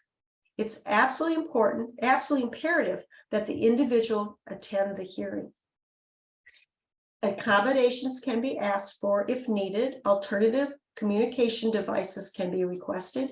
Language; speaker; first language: English; native; English